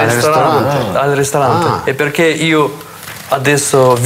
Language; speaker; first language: Italian; non-native, learner; Russian